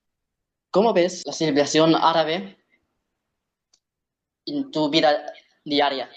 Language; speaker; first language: Spanish; non-native, learner; Arabic